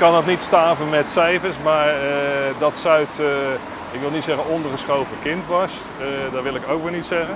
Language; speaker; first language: Dutch; native; Dutch